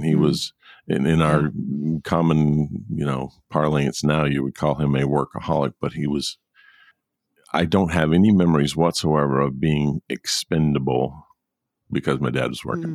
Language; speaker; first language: English; native; English